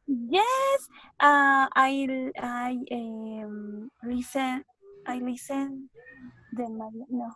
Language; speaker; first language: English; non-native, learner; Spanish